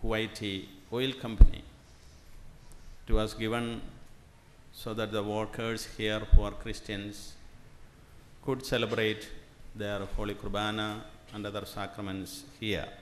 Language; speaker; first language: English; non-native, local second language; Malayalam